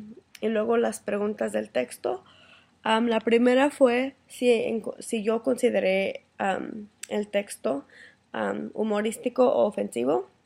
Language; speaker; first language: Spanish; early bilingual, heritage; Spanish